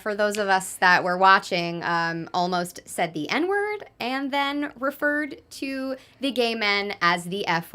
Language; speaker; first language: English; native; English